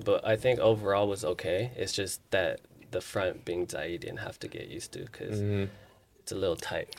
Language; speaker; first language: English; early bilingual, other home language; Chinese